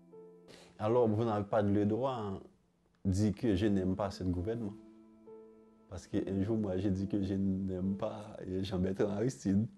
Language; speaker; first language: French; non-native, local second language; Haitian Creole